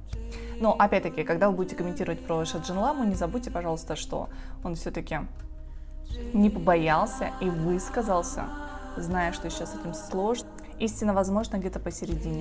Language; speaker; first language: Russian; native; Russian